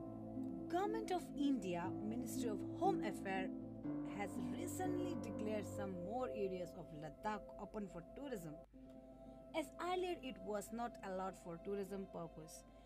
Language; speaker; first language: English; non-native, local second language; Ladakhi